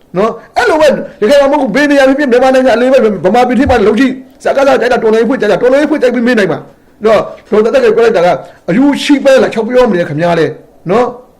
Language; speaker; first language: Burmese; native; Burmese